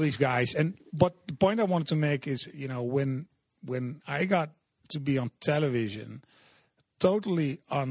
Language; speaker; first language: English; non-native, fluent; Dutch